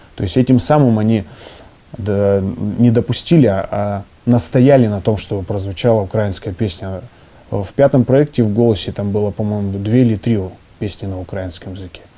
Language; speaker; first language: Russian; native; Russian